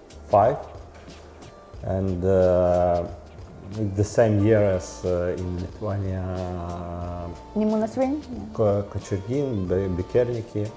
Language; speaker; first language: English; non-native, learner; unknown